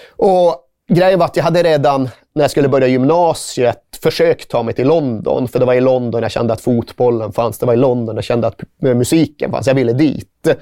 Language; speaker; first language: Swedish; native; Swedish